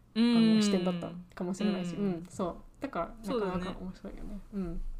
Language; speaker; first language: Japanese; early bilingual, heritage; Japanese